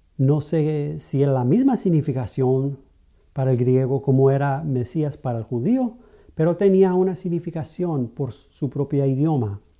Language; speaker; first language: Spanish; non-native, fluent; English